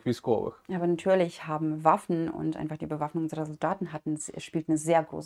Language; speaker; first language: German; non-native, fluent; Ukrainian